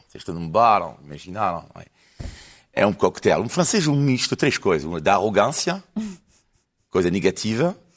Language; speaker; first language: Portuguese; non-native, fluent; French